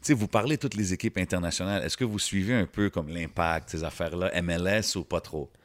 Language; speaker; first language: French; early bilingual, other home language; Arabic